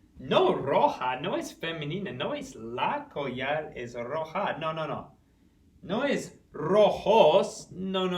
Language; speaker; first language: Spanish; non-native, fluent; English